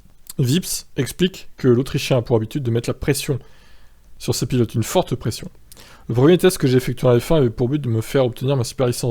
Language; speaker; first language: French; native; French